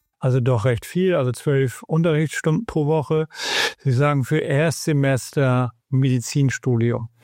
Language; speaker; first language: German; native; German